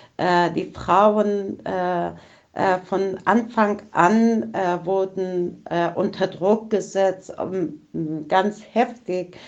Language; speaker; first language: German; non-native, fluent; Persian